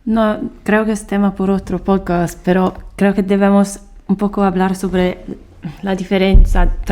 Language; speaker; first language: Spanish; non-native, fluent; Italian